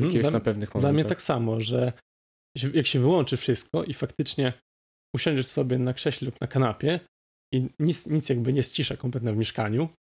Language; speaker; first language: Polish; native; Polish